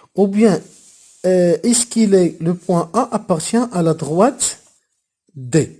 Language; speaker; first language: French; non-native, local second language; Arabic